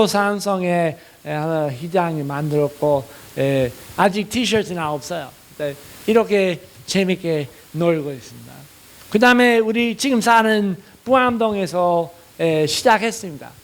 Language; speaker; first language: Korean; non-native, fluent; English